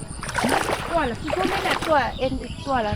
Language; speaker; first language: Finnish; non-native, learner; Thai